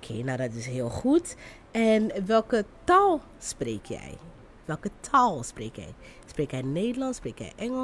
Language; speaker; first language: Dutch; non-native, fluent; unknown